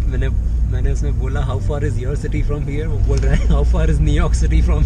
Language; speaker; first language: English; non-native, local second language; Hindi